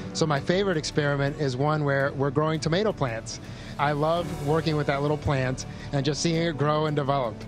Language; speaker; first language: English; early bilingual, other home language; Spanish